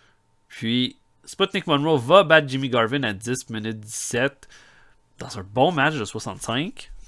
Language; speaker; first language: French; native; French